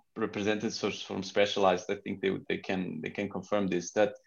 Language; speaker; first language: English; non-native, fluent; Portuguese